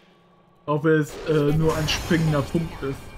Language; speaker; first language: German; native; German